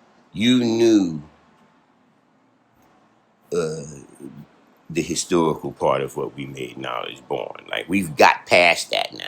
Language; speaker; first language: English; native; English